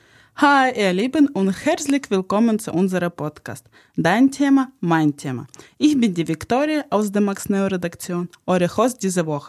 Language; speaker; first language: German; non-native, fluent; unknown